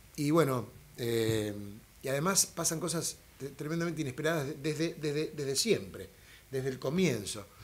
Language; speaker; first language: Spanish; native; Spanish